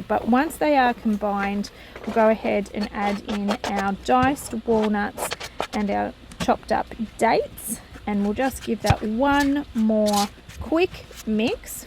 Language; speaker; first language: English; native; English